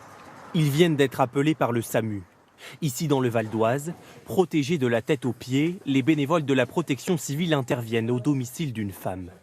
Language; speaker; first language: French; native; French